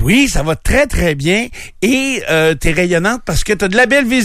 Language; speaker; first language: French; native; French